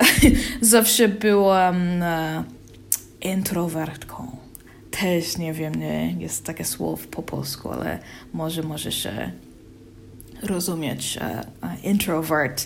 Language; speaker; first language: Polish; non-native, learner; English